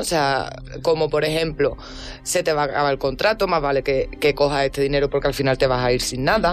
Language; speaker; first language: Spanish; native; Spanish